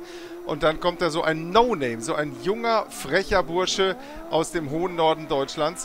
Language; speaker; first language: German; native; German